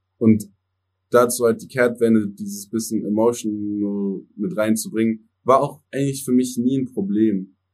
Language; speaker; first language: German; early bilingual, other home language; English